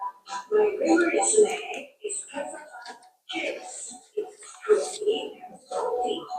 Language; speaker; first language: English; non-native, learner; Indonesian